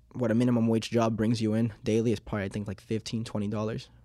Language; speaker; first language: English; early bilingual, other home language; Spanish